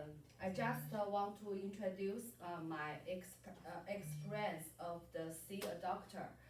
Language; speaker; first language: English; non-native, learner; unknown